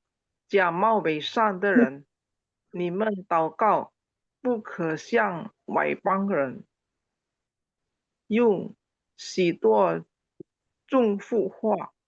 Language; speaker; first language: Chinese; non-native, learner; Indonesian